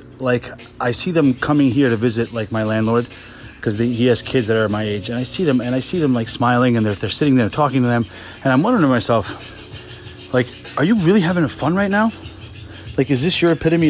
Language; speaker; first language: English; native; English